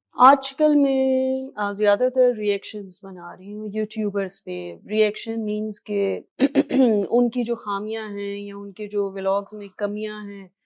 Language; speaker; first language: Urdu; native; Urdu